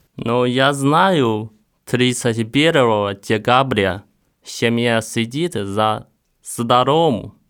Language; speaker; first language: Russian; non-native, fluent; Chinese